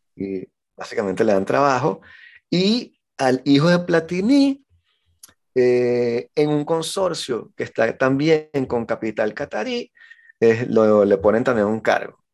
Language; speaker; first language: Spanish; native; Spanish